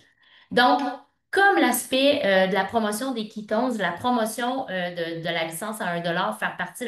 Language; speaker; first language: French; native; French